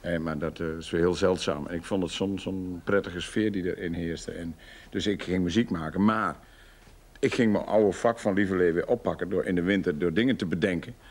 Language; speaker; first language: Dutch; native; Dutch